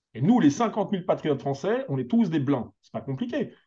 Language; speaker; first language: French; native; French